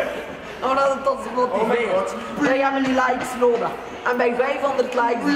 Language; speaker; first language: Dutch; native; Dutch